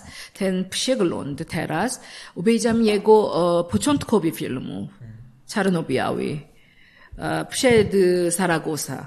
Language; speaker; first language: Polish; non-native, learner; Korean